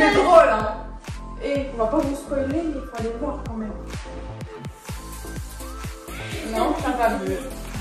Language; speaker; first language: French; native; French